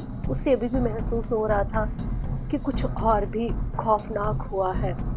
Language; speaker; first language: Hindi; native; Hindi